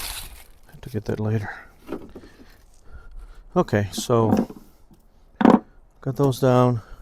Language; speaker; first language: English; native; English